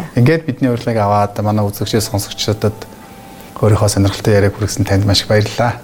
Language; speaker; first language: Mongolian; native; Mongolian